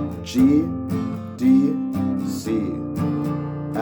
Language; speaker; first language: English; non-native, fluent; German